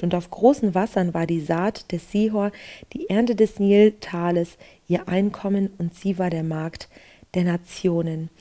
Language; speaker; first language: German; native; German